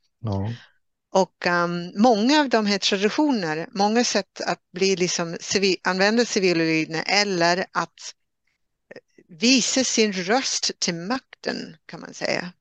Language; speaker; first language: Swedish; non-native, fluent; English